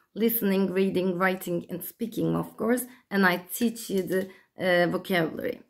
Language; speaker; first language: English; non-native, fluent; Turkish